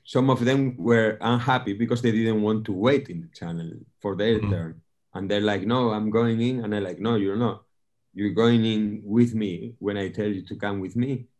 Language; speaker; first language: English; non-native, fluent; Spanish